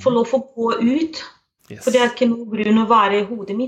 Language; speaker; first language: Norwegian; non-native, fluent; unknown